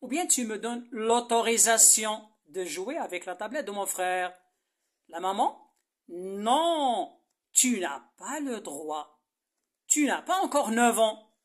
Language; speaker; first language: French; non-native, local second language; Arabic